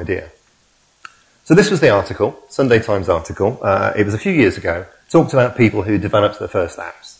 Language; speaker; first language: English; native; English